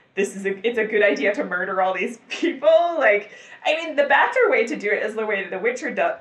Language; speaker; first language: English; native; English